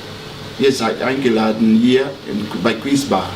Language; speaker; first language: German; non-native, learner; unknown